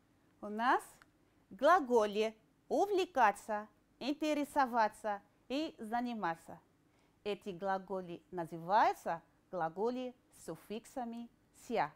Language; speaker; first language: Russian; non-native, fluent; Arabic